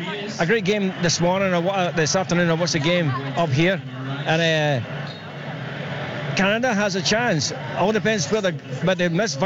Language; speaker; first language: English; native; English